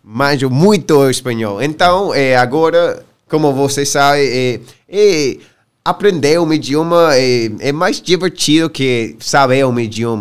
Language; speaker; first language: Portuguese; non-native, learner; English